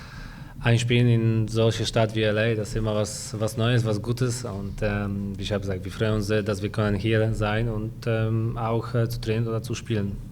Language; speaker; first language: German; non-native, fluent; Polish